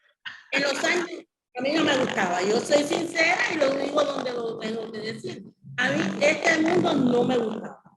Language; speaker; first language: Spanish; native; Spanish